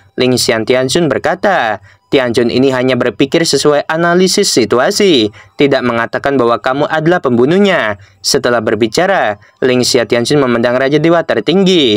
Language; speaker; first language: Indonesian; native; Indonesian